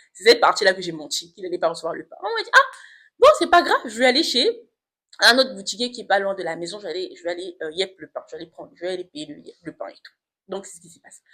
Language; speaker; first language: French; non-native, local second language; Lingala